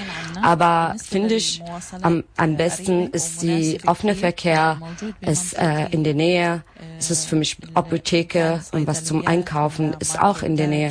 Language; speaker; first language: German; non-native, learner; Arabic